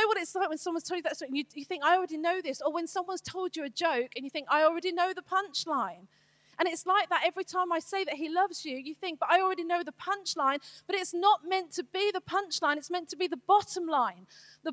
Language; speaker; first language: English; native; English